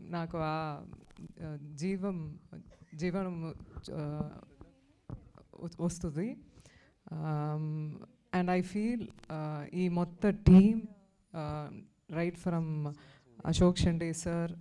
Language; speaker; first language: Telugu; non-native, fluent; Tamil